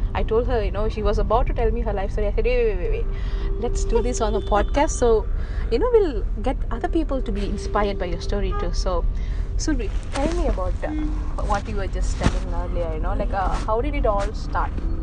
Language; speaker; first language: English; non-native, local second language; Tamil